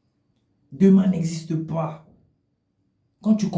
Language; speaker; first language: French; native; French